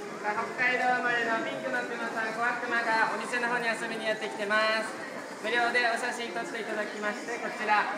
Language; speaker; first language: Japanese; native; Japanese